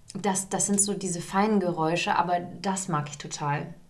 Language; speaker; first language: German; native; German